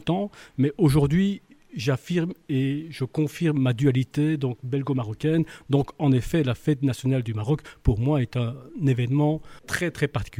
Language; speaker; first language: French; early bilingual, other home language; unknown